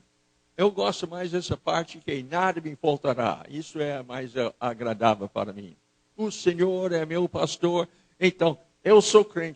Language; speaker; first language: Portuguese; non-native, fluent; English